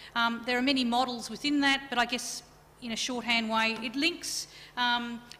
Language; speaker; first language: English; native; English